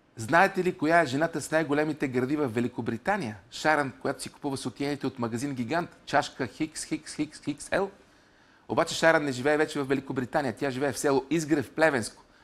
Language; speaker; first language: Bulgarian; native; Bulgarian